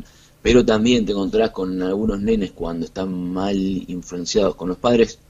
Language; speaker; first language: Spanish; native; Spanish